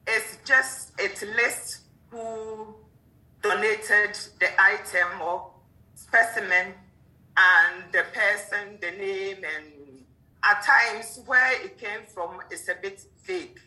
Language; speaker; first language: English; non-native, local second language; Akan